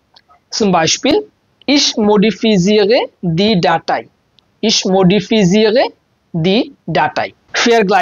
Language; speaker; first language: German; non-native, learner; Bangla